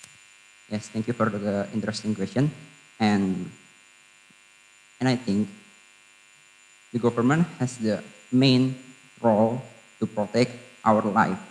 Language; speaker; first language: English; non-native, learner; Indonesian